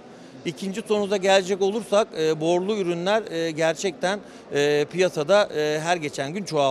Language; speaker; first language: Turkish; native; Turkish